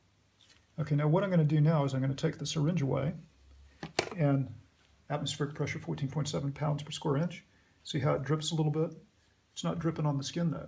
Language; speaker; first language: English; native; English